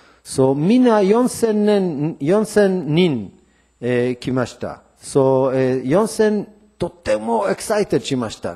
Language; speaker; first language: Japanese; non-native, learner; Hebrew